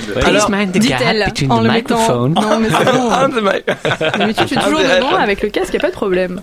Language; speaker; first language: French; native; French